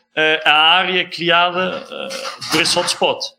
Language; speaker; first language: Portuguese; non-native, fluent; Dutch